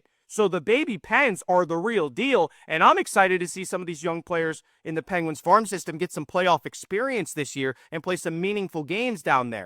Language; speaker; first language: English; native; English